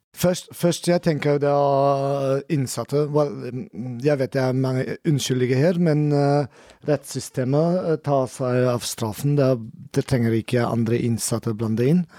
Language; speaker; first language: Norwegian; non-native, learner; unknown